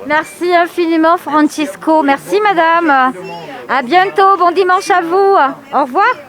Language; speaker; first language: French; native; French